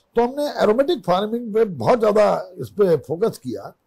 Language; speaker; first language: Hindi; native; Hindi